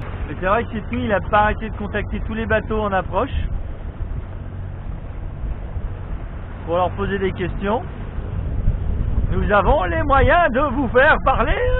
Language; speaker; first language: French; native; French